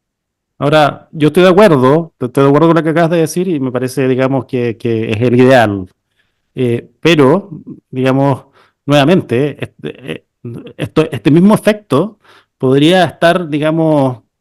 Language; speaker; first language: Spanish; native; Spanish